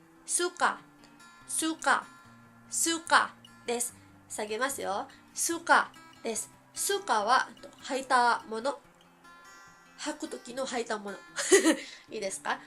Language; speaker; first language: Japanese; early bilingual, heritage; Filipino